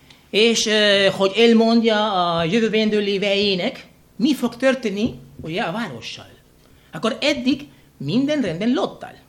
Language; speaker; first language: Hungarian; non-native, fluent; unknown